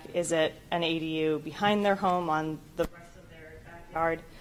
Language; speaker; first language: English; native; English